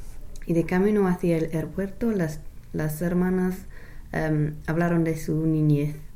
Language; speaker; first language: Spanish; non-native, fluent; English